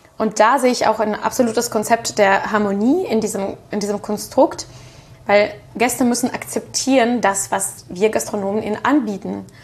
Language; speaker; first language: German; non-native, fluent; Russian